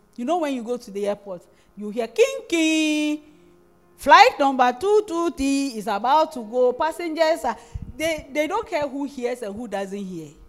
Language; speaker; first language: English; non-native, local second language; Akan